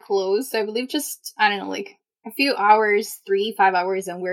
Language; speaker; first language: English; non-native, fluent; Spanish